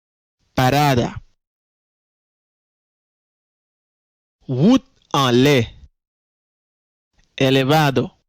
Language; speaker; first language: Spanish; non-native, fluent; Haitian Creole